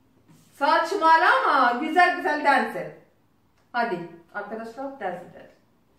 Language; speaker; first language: Turkish; non-native, learner; Azerbaijani